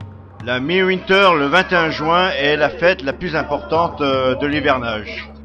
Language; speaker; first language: French; native; French